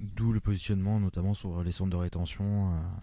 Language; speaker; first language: French; native; French